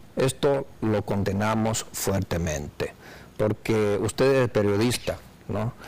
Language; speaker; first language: Spanish; non-native, fluent; Chinese